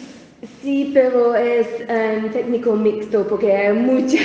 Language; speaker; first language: Spanish; non-native, learner; English